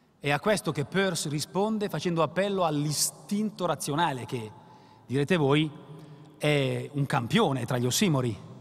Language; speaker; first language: Italian; native; Italian